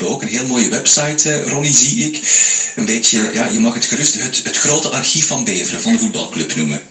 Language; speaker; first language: Dutch; native; Dutch